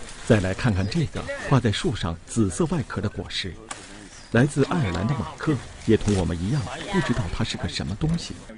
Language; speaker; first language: Chinese; native; Chinese